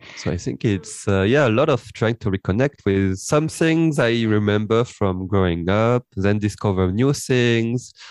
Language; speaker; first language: English; early bilingual, heritage; French